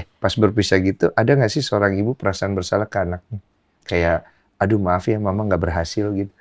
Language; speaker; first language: Indonesian; native; Indonesian